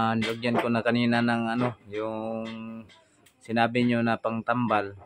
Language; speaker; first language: Filipino; non-native, local second language; Cebuano